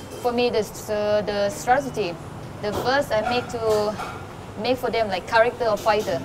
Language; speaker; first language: English; non-native, fluent; Thai